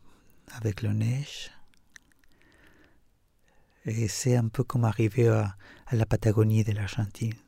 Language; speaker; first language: French; non-native, fluent; Spanish